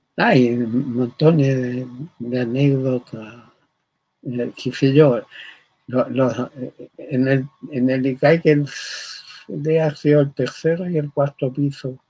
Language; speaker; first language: Spanish; early bilingual, other home language; German